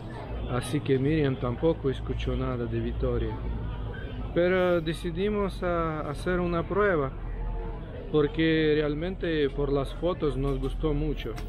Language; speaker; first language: Spanish; non-native, fluent; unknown